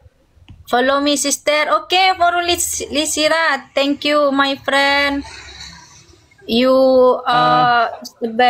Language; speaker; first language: English; non-native, learner; Indonesian